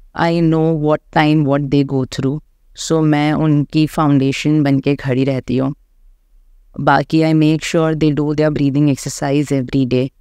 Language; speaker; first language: Hindi; native; Hindi